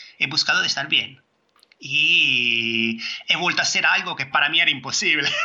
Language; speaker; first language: Spanish; non-native, fluent; Italian